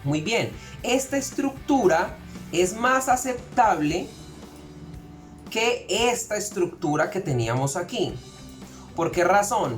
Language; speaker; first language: Spanish; native; Spanish